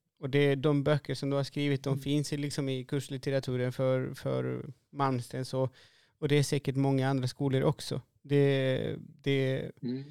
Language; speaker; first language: Swedish; non-native, fluent; Spanish